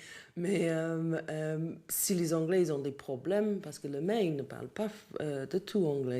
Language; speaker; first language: French; non-native, learner; English